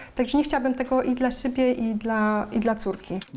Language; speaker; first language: Polish; native; Polish